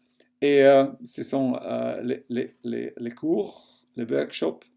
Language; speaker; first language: French; non-native, local second language; German